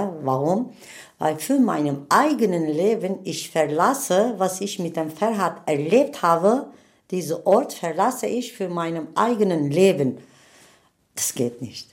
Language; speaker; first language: German; non-native, learner; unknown